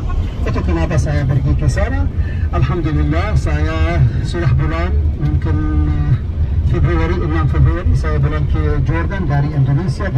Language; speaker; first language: Indonesian; non-native, learner; Arabic